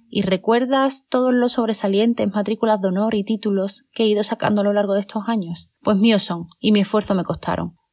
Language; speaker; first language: Spanish; native; Spanish